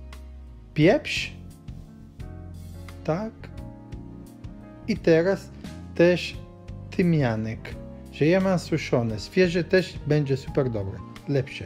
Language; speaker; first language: Polish; non-native, learner; Italian